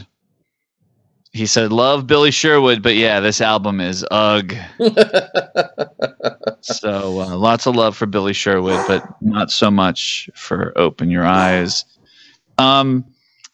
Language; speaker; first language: English; native; English